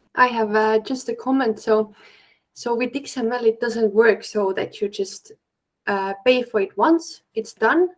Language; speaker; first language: English; non-native, fluent; Estonian